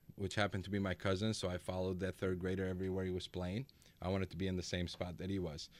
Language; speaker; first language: English; early bilingual, other home language; Macedonian